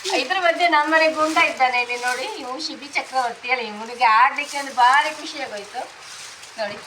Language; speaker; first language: Kannada; non-native, local second language; Tulu